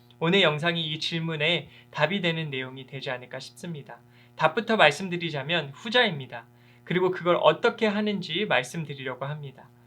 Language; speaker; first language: Korean; early bilingual, heritage; Korean